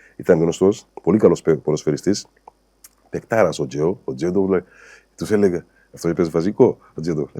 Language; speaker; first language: Greek; non-native, fluent; Portuguese